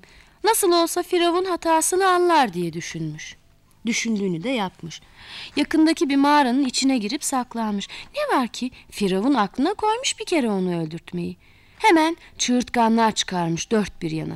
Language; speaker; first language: Turkish; native; Turkish